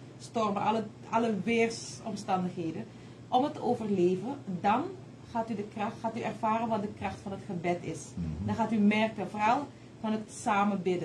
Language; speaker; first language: Dutch; native; Dutch